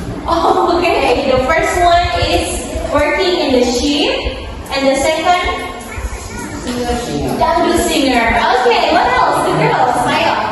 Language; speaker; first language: English; non-native, fluent; Indonesian